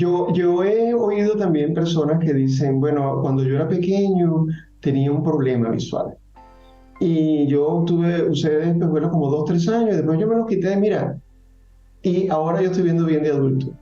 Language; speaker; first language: Spanish; native; Spanish